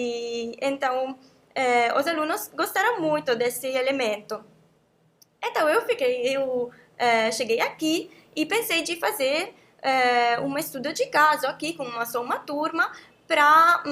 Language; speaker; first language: Portuguese; non-native, fluent; Italian